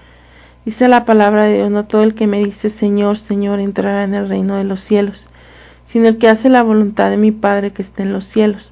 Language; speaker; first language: Spanish; native; Spanish